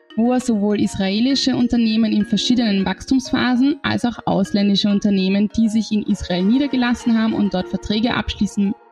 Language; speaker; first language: German; native; German